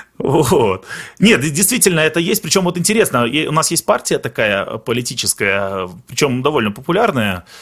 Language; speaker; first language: Russian; early bilingual, other home language; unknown